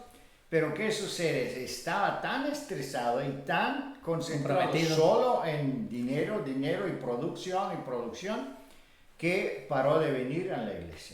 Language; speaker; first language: Spanish; non-native, fluent; Bulgarian